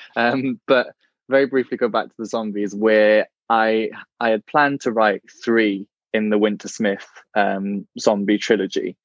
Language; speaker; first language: English; native; English